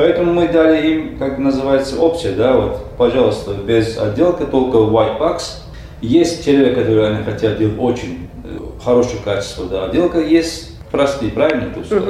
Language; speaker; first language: Russian; non-native, learner; Turkish